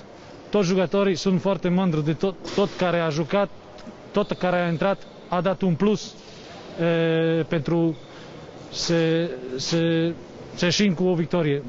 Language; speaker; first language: Romanian; non-native, fluent; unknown